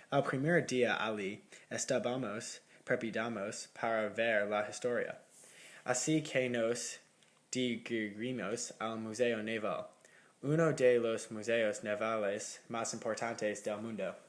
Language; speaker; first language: Spanish; non-native, learner; English